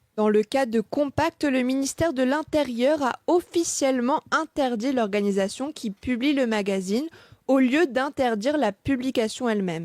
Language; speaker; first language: French; native; French